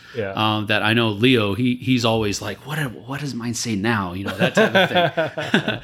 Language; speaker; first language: English; native; English